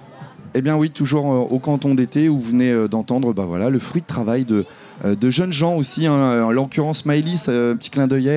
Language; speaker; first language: French; native; French